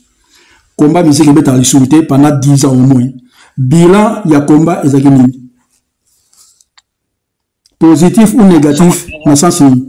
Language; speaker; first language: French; non-native, local second language; Lingala